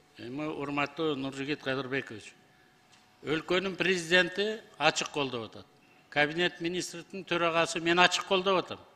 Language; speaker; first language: Kyrgyz; native; Kyrgyz